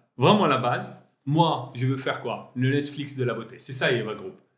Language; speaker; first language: French; non-native, local second language; Arabic